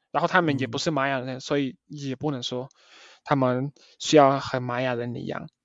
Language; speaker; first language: Chinese; early bilingual, heritage; Chinese